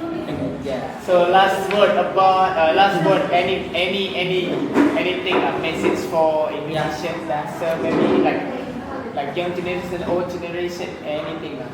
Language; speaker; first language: English; non-native, fluent; Indonesian